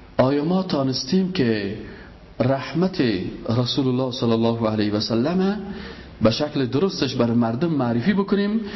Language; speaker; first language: Persian; native; Persian